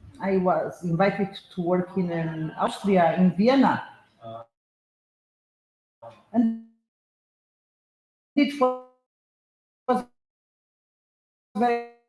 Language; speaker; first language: English; non-native, fluent; Portuguese